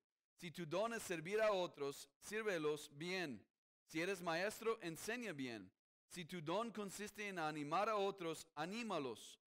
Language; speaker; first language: Spanish; non-native, fluent; English